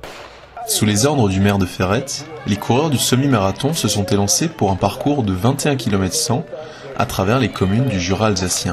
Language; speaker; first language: French; native; French